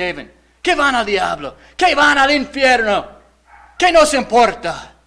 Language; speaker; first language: Spanish; non-native, fluent; English